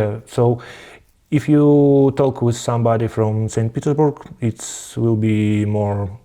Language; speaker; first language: English; non-native, learner; Russian